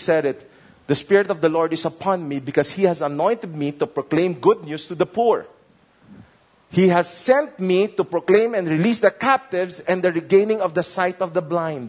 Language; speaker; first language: English; non-native, local second language; Filipino